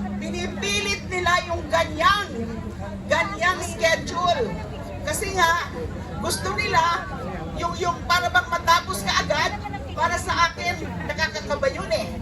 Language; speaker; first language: Filipino; native; Filipino